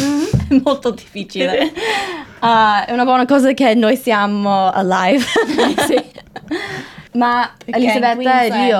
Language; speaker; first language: Italian; non-native, learner; English